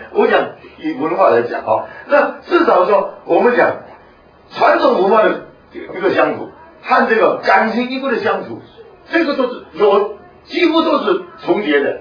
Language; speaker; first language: Chinese; non-native, local second language; Hakka Chinese